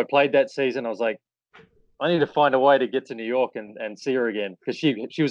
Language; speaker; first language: English; native; English